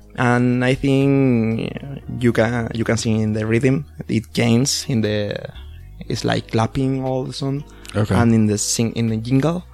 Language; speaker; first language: English; non-native, learner; Spanish